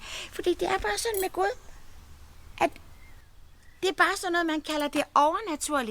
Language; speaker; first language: Danish; native; Danish